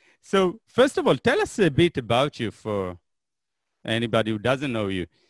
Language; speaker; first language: English; non-native, fluent; Hebrew